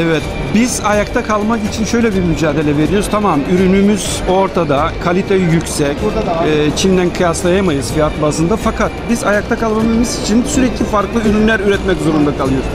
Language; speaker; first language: Turkish; early bilingual, heritage; Turkish